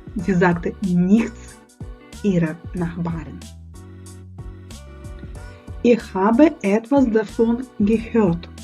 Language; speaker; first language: German; non-native, fluent; Ukrainian